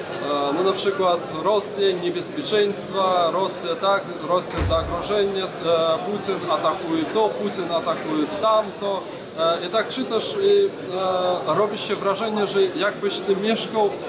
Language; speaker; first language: Polish; non-native, fluent; Belarusian